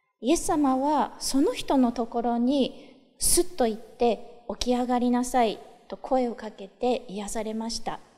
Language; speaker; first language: Japanese; native; Japanese